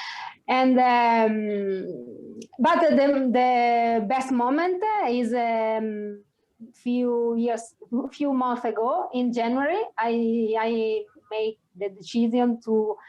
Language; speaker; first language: English; non-native, learner; Italian